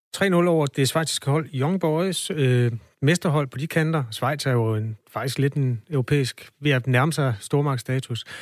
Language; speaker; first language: Danish; native; Danish